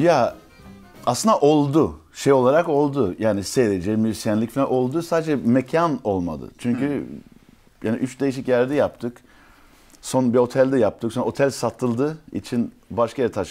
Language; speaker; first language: Turkish; early bilingual, heritage; Turkish